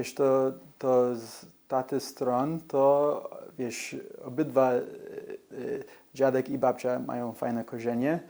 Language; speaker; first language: Polish; early bilingual, heritage; English